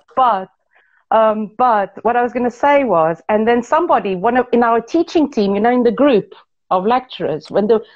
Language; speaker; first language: English; non-native, local second language; Portuguese